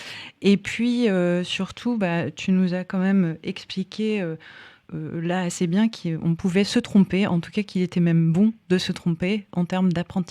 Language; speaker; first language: French; native; French